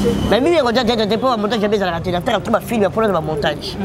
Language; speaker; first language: French; non-native, local second language; Lingala